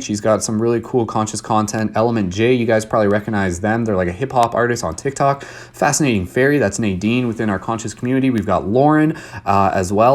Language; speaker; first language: English; native; English